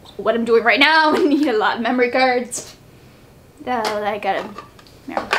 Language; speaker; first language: English; native; English